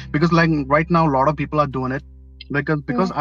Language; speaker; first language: English; non-native, local second language; Malayalam